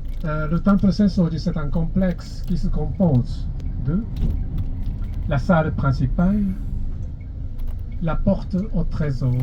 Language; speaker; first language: French; non-native, fluent; Japanese